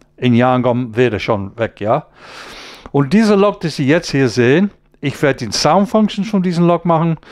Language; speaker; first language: German; non-native, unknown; English